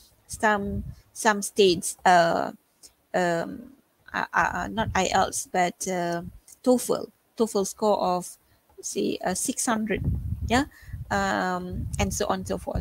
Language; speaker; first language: English; non-native, local second language; Malay